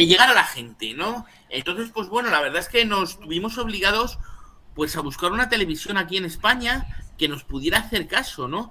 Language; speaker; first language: Spanish; native; Spanish